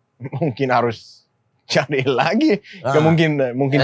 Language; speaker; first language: Indonesian; non-native, learner; Danish